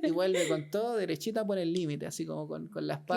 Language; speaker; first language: Spanish; native; Spanish